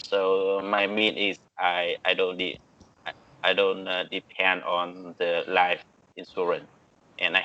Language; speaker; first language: English; non-native, learner; Vietnamese